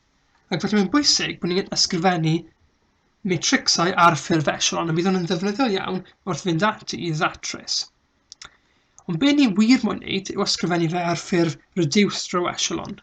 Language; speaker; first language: Welsh; native; Welsh